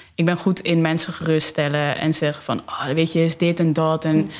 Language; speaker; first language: Dutch; native; Dutch